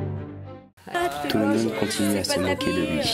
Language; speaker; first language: French; native; French